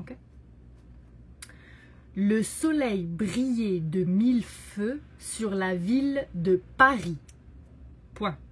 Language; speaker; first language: French; native; French